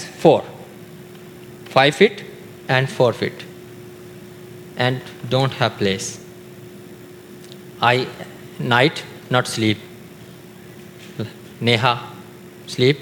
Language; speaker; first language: English; non-native, learner; Urdu